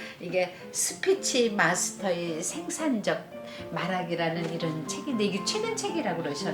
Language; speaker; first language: Korean; native; Korean